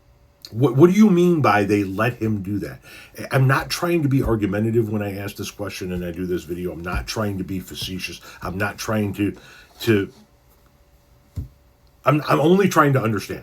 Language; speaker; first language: English; native; English